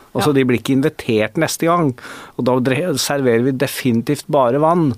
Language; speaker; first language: Norwegian; native; Norwegian